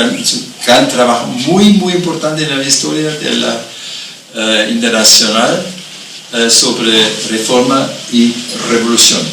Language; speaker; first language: Spanish; non-native, fluent; German